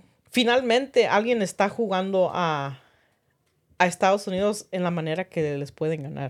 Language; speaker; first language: Spanish; early bilingual, heritage; Spanish